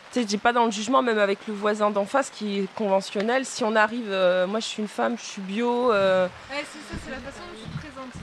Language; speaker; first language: French; non-native, fluent; Spanish